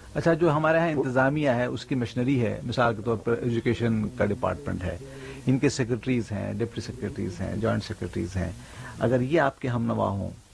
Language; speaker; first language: Urdu; native; Urdu